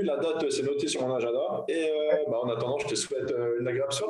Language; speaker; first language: French; native; French